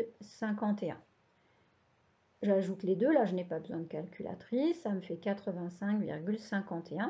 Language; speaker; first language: French; native; French